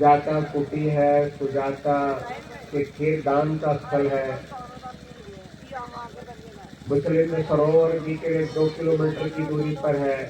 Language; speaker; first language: Hindi; native; Hindi